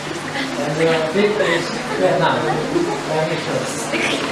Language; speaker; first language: English; non-native, learner; Indonesian